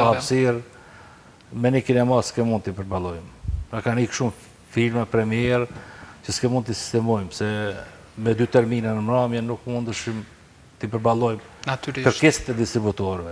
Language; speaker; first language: Albanian; native; Albanian